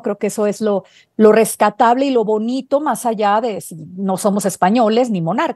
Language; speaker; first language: Spanish; native; Spanish